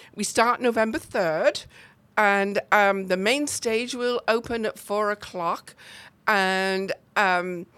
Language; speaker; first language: English; native; English